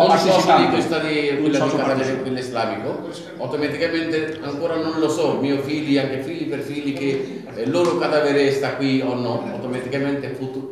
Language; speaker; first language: Italian; non-native, learner; Bangla